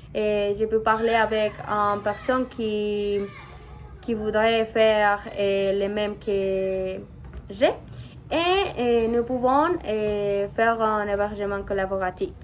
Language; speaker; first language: French; non-native, learner; Spanish